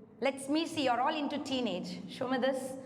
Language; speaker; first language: English; non-native, local second language; Kannada